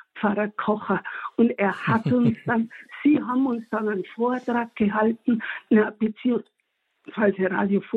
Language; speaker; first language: German; native; German